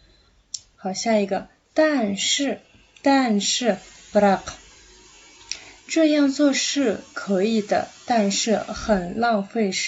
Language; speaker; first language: Chinese; non-native, fluent; Kazakh